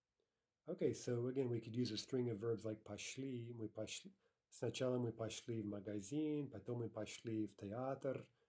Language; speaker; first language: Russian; non-native, fluent; English